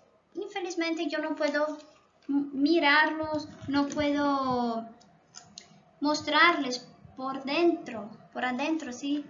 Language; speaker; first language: Spanish; non-native, local second language; Portuguese